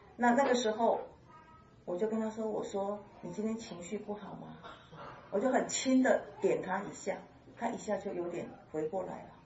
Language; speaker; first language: Chinese; native; Chinese